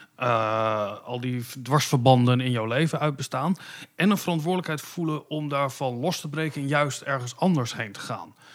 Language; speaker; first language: Dutch; native; Dutch